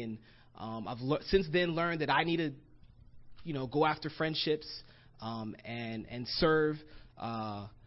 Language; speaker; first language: English; native; English